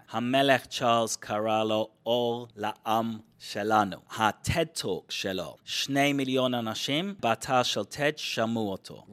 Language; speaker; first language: Hebrew; non-native, fluent; English